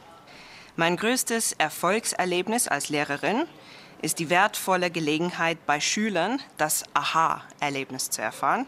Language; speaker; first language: German; non-native, fluent; Afrikaans